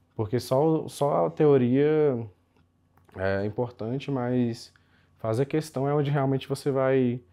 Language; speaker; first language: Portuguese; native; Portuguese